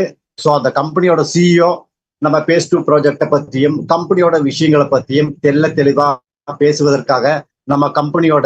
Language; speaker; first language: Tamil; native; Tamil